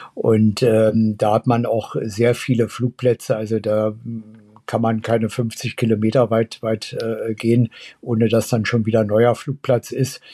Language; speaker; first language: German; native; German